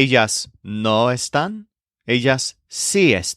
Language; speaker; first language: Spanish; non-native, fluent; English